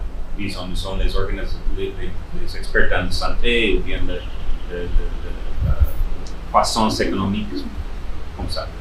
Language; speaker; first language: French; non-native, fluent; English